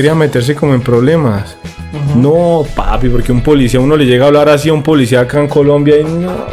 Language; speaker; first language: Spanish; native; Spanish